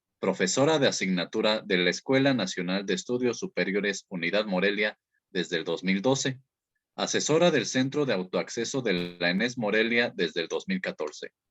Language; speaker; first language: Spanish; native; Spanish